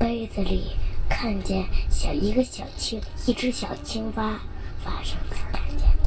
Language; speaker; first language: Chinese; native; Chinese